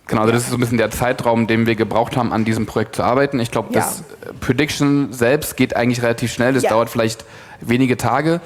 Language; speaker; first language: German; native; German